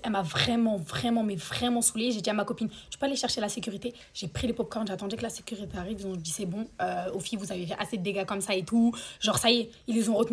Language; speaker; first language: French; native; French